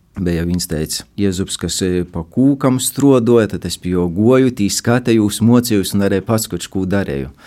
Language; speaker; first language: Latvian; native; Latvian